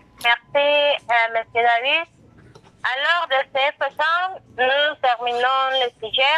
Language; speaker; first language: French; non-native, learner; Spanish